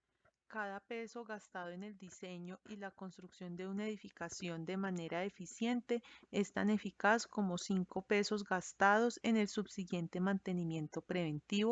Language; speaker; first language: Spanish; native; Spanish